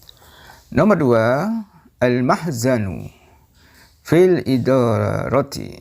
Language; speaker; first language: Arabic; non-native, fluent; Indonesian